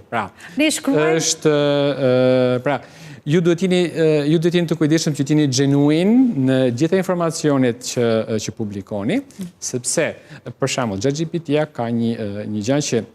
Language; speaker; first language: Albanian; native; Albanian